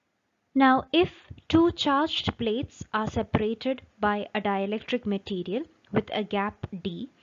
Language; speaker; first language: English; non-native, local second language; Malayalam